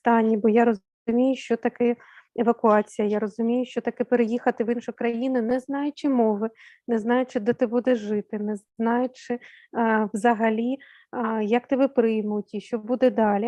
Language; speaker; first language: Ukrainian; native; Ukrainian